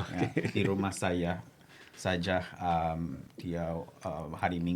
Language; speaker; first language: Indonesian; non-native, local second language; Spanish